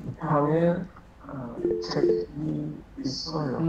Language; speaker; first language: Korean; non-native, learner; Indonesian